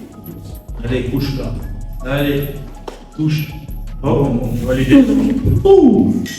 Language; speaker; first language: French; native; French